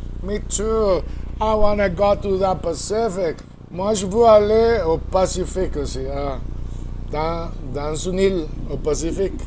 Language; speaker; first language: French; non-native, fluent; Spanish